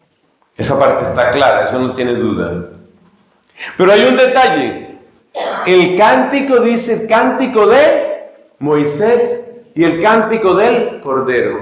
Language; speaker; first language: Spanish; native; Spanish